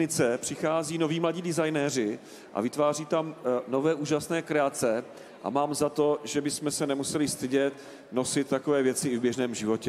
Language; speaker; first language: Czech; native; Czech